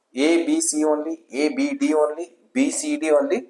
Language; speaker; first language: English; non-native, local second language; Kannada